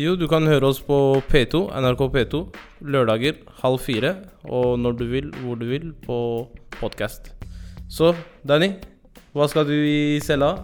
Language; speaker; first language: Norwegian; native; Norwegian